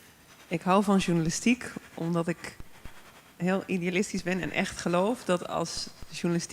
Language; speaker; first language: Dutch; native; Dutch